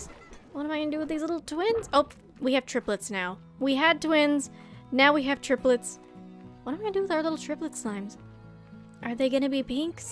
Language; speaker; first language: English; native; English